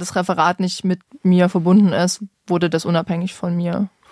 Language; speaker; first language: German; native; German